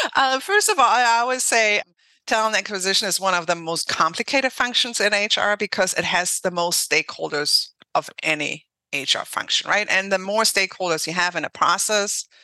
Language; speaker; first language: English; non-native, fluent; German